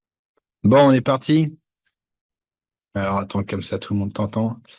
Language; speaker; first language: French; native; French